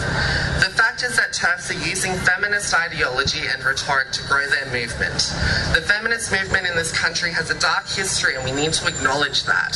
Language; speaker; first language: English; native; English